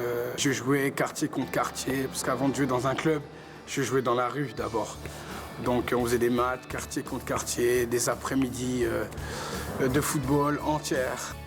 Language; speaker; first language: French; native; French